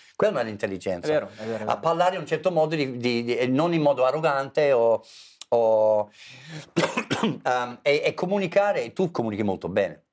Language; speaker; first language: Italian; non-native, fluent; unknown